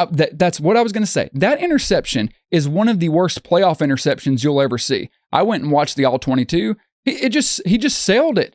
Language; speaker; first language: English; native; English